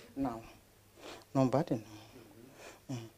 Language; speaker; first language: Portuguese; non-native, learner; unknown